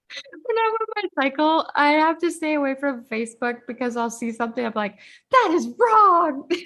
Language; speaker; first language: English; native; English